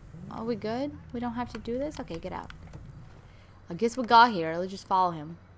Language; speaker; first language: English; non-native, fluent; Russian